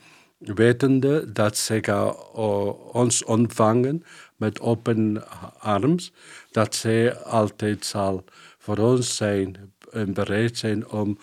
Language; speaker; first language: Dutch; non-native, fluent; Spanish